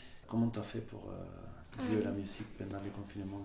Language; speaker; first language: French; non-native, fluent; Spanish